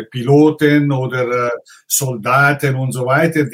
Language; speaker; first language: German; non-native, fluent; Italian